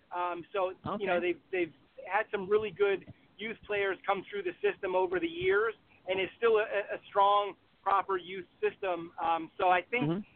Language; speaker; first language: English; native; English